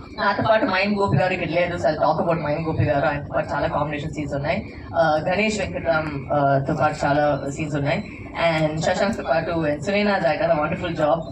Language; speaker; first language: Telugu; non-native, fluent; Tamil